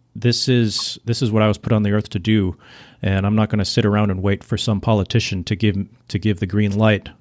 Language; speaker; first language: English; non-native, fluent; Dutch